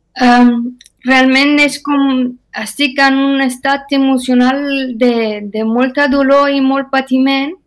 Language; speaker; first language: Catalan; non-native, fluent; Persian